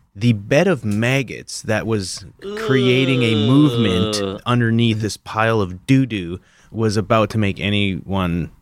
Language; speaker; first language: English; native; English